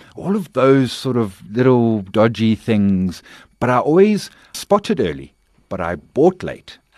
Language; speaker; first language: English; native; English